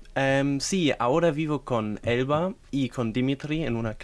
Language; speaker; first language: Spanish; non-native, fluent; German